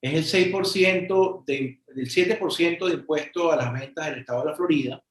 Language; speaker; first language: Spanish; native; Spanish